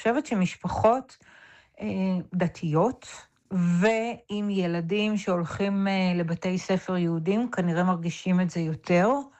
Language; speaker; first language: Hebrew; native; Hebrew